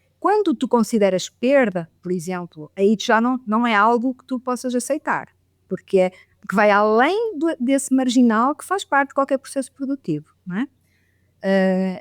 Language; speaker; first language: Portuguese; native; Portuguese